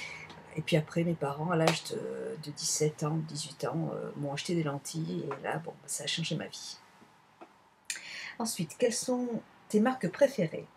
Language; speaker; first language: French; native; French